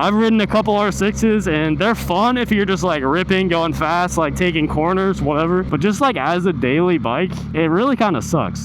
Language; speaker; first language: English; native; English